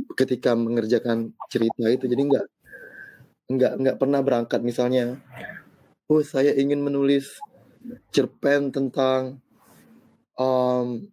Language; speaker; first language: Indonesian; native; Indonesian